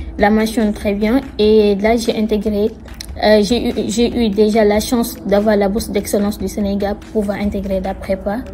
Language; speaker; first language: French; non-native, local second language; Wolof